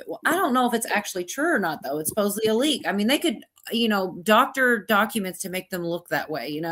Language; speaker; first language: English; native; English